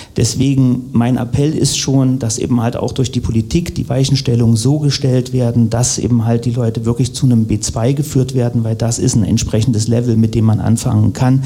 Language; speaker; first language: German; native; German